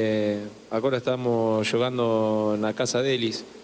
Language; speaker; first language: Portuguese; non-native, learner; Spanish